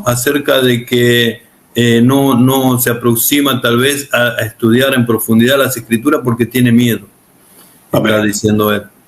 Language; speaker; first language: Spanish; non-native, fluent; Portuguese